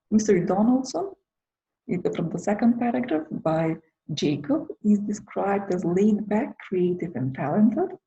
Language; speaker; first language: English; non-native, fluent; Macedonian